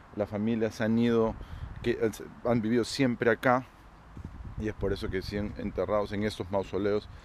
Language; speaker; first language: Spanish; native; Spanish